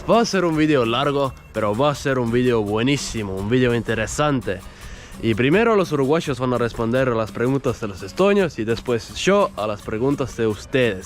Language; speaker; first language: Spanish; non-native, fluent; Estonian